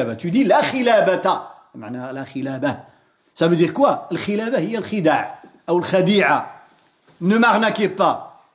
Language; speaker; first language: French; non-native, local second language; Arabic